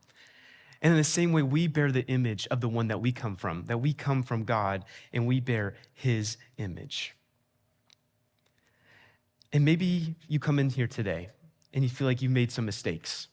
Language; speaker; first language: English; native; English